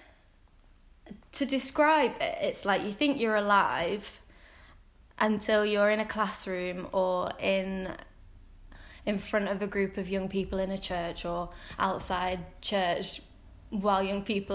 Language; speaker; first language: English; native; English